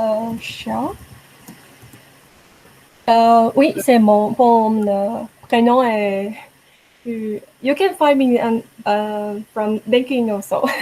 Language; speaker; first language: French; non-native, learner; Chinese